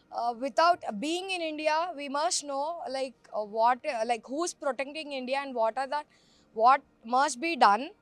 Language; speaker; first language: English; non-native, local second language; Telugu